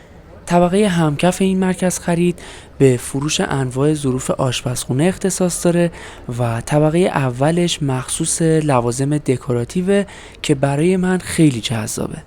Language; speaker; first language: Persian; native; Persian